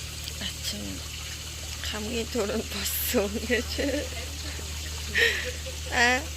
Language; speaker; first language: Korean; non-native, fluent; Mongolian